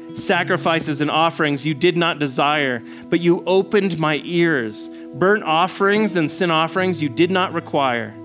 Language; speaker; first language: English; native; English